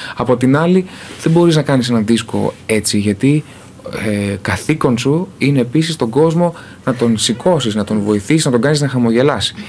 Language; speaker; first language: Greek; early bilingual, heritage; Greek